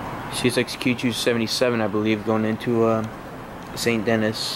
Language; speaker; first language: English; native; English